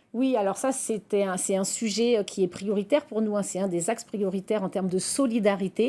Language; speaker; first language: French; native; French